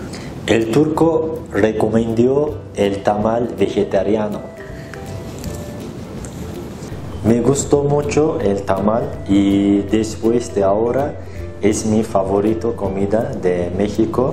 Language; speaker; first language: Spanish; non-native, learner; Turkish